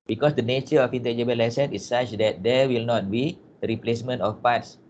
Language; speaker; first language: English; non-native, local second language; Malay